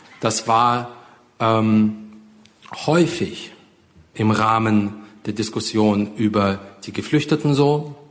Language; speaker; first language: German; early bilingual, other home language; Russian